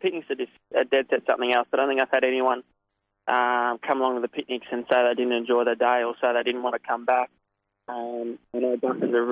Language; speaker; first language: English; native; English